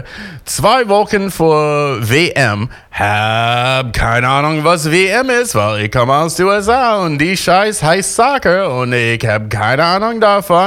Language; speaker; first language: German; non-native, fluent; English